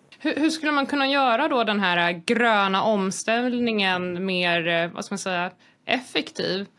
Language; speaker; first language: Swedish; native; Swedish